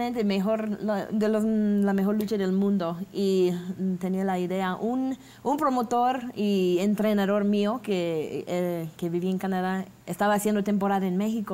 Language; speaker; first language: Spanish; non-native, fluent; English